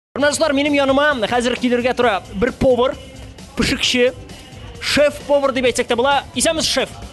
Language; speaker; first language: Tatar; native; Tatar